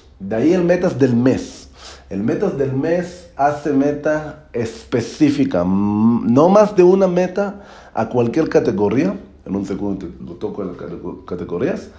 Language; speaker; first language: Spanish; non-native, learner; Hebrew